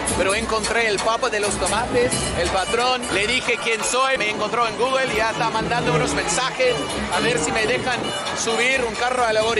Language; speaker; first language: Spanish; non-native, fluent; English